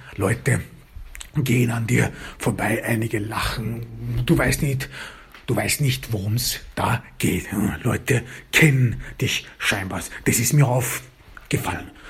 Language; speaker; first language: German; early bilingual, other home language; Turkish